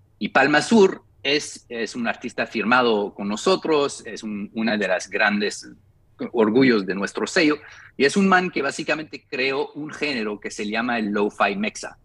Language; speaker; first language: Spanish; non-native, fluent; French